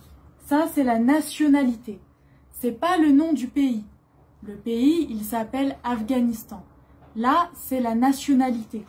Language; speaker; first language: French; native; French